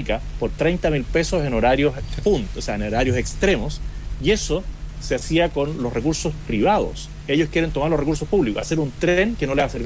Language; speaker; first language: Spanish; native; Spanish